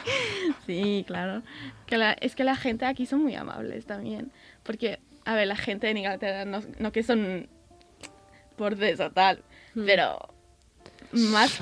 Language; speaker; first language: Spanish; early bilingual, heritage; English